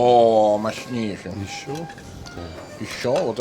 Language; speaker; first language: Russian; non-native, fluent; Italian